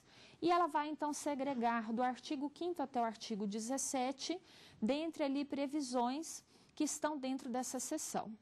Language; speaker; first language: Portuguese; native; Portuguese